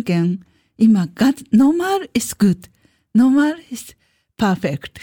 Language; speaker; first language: German; non-native, learner; Japanese